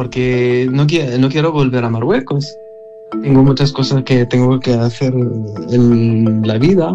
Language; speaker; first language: Spanish; non-native, learner; Arabic